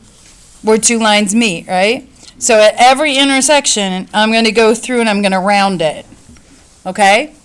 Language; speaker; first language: English; native; English